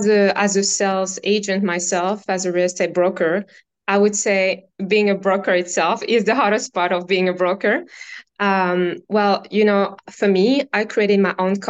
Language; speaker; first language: English; non-native, fluent; French